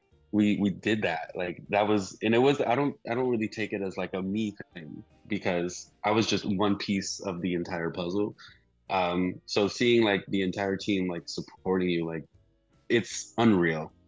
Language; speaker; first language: English; early bilingual, other home language; Spanish